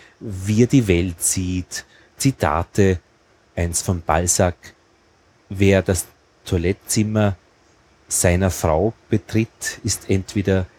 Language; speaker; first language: German; native; German